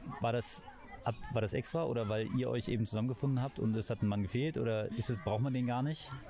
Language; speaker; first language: German; native; German